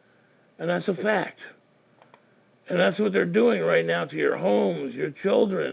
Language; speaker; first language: English; native; English